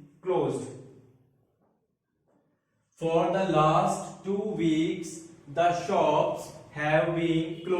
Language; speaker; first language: English; non-native, local second language; Hindi